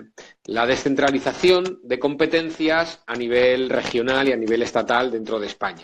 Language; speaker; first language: Spanish; native; Spanish